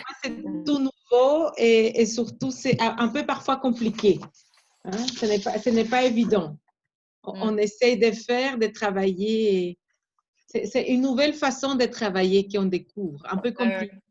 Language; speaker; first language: French; non-native, fluent; Spanish